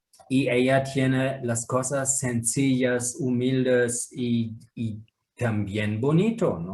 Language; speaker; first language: Spanish; non-native, fluent; German